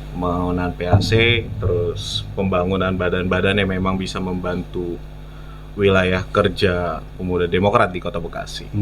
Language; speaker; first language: Indonesian; native; Indonesian